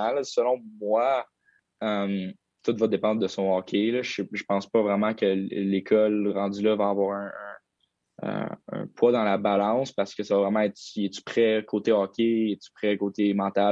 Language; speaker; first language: French; native; French